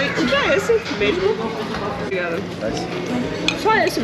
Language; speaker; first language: Spanish; non-native, learner; Portuguese